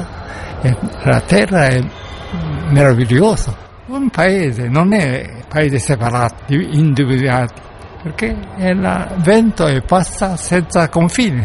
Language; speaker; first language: Italian; non-native, learner; Japanese